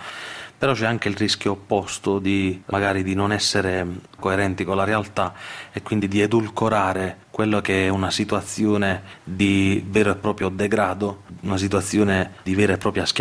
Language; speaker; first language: Italian; native; Italian